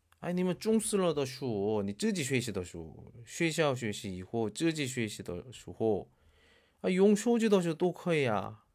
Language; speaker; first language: Chinese; non-native, learner; Korean